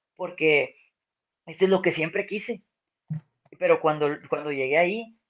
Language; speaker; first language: Spanish; native; Spanish